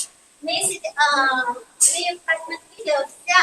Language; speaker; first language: Russian; non-native, learner; Chinese